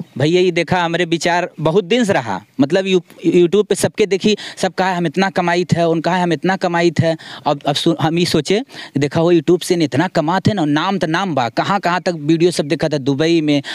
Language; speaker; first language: Bhojpuri; non-native, local second language; Awadhi